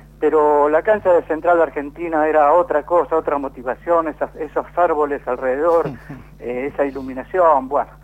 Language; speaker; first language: Spanish; native; Spanish